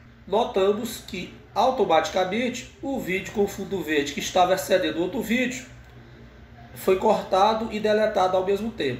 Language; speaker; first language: Portuguese; native; Portuguese